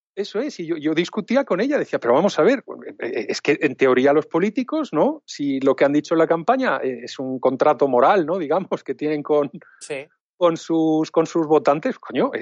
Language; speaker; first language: Spanish; native; Spanish